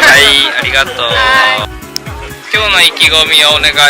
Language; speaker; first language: Japanese; native; Japanese